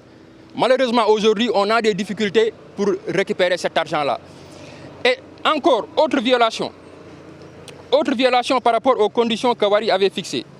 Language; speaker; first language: French; non-native, local second language; Wolof